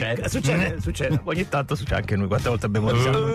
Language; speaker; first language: Italian; native; Italian